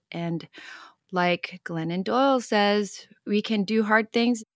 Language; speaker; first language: English; non-native, local second language; Cantonese